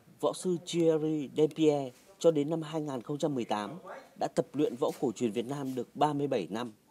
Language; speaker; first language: Vietnamese; native; Vietnamese